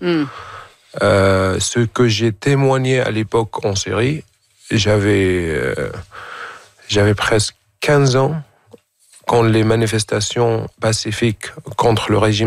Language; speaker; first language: French; non-native, fluent; Arabic